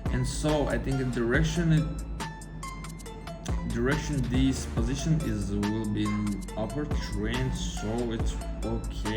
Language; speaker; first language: English; non-native, fluent; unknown